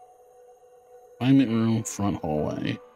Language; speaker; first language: English; native; English